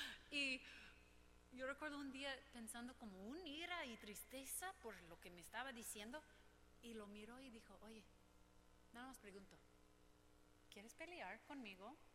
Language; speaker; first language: Spanish; non-native, fluent; English